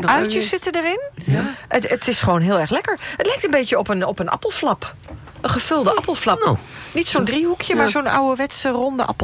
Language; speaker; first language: Dutch; native; Dutch